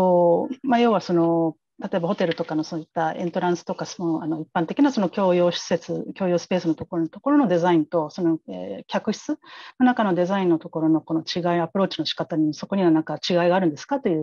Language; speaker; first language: Japanese; native; Japanese